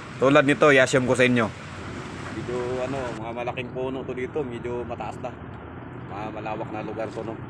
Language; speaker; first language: Filipino; non-native, local second language; Cebuano